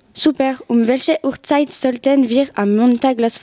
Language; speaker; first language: German; non-native, learner; French